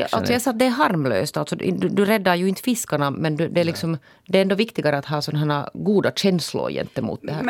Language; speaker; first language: Swedish; native; Swedish